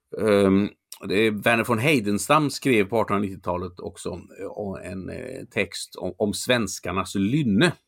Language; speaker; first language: Swedish; native; Swedish